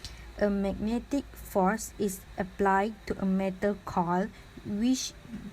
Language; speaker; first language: English; non-native, local second language; Malay